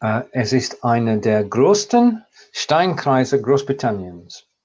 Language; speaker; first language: German; non-native, learner; English